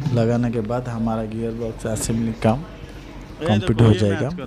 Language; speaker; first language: Hindi; non-native, local second language; Odia